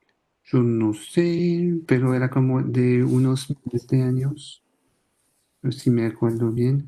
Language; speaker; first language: Spanish; non-native, fluent; French